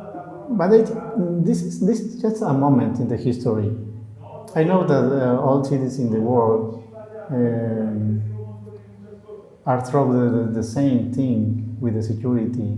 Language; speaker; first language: English; non-native, learner; Spanish